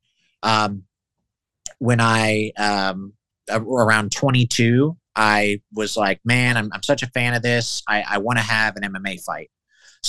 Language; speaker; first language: English; native; English